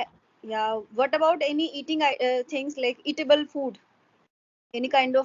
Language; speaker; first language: English; non-native, local second language; Hindi